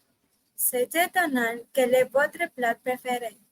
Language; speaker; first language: French; non-native, learner; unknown